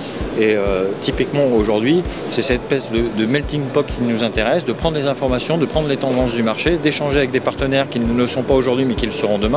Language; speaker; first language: French; native; French